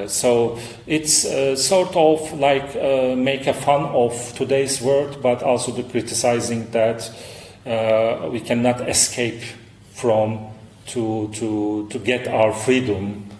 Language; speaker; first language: English; non-native, fluent; Turkish